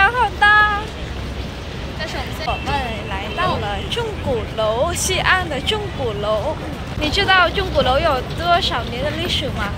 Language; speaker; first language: Chinese; non-native, fluent; Vietnamese